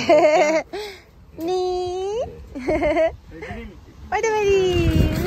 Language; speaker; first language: Korean; non-native, fluent; Persian